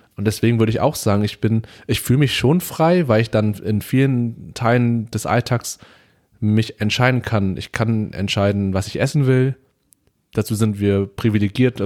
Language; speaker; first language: German; early bilingual, other home language; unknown